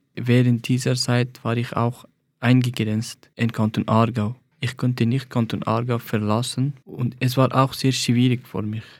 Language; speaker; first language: German; non-native, fluent; Persian